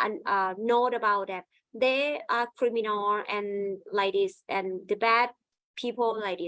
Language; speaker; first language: English; non-native, learner; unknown